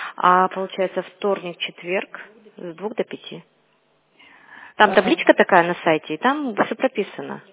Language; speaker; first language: Russian; native; Russian